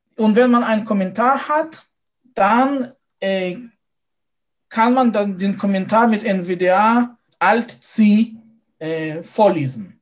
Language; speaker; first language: German; non-native, fluent; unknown